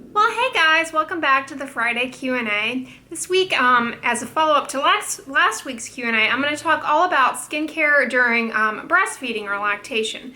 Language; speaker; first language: English; native; English